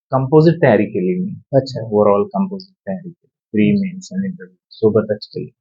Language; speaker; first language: Marathi; non-native, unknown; Urdu